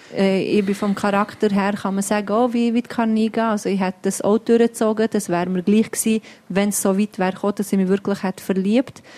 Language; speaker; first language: German; early bilingual, other home language; Albanian